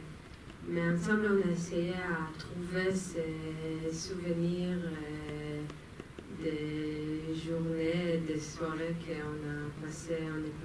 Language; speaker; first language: French; non-native, fluent; Hebrew